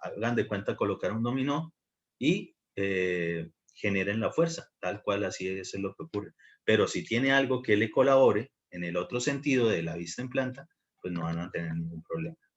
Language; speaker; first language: Spanish; native; Spanish